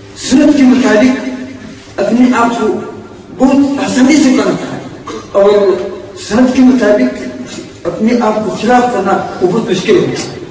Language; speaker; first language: Urdu; non-native, local second language; Pashto